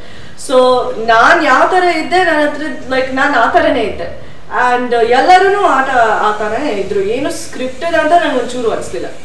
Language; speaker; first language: Kannada; non-native, fluent; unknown